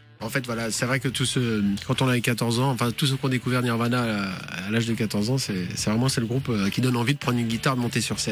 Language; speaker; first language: French; native; French